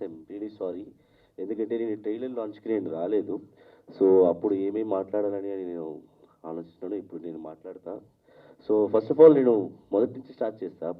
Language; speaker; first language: Telugu; non-native, learner; Malayalam